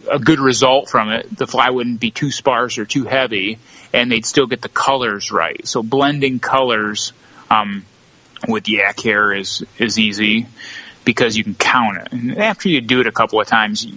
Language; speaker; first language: English; native; English